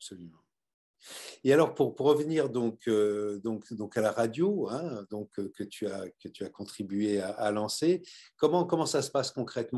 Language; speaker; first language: French; native; French